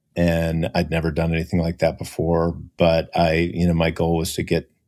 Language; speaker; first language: English; native; English